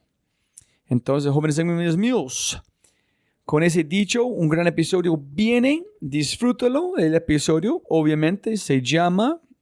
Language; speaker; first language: Spanish; non-native, fluent; English